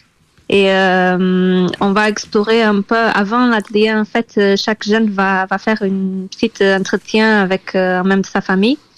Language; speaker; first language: French; non-native, fluent; Portuguese